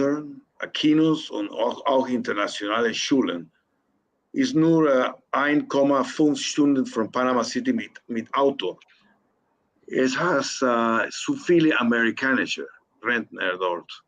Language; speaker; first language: German; non-native, learner; Spanish